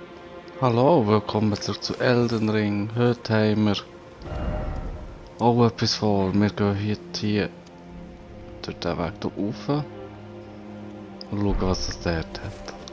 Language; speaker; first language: German; native; German